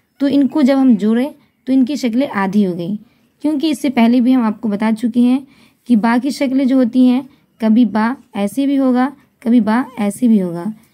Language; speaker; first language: Hindi; native; Hindi